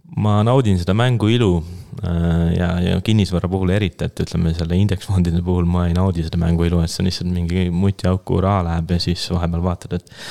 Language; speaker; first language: Estonian; native; Estonian